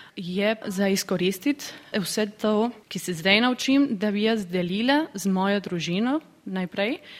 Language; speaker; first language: Slovenian; early bilingual, heritage; Spanish